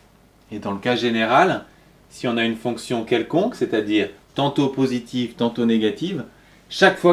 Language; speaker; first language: French; native; French